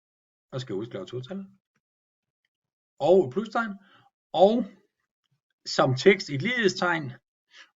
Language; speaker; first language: Danish; native; Danish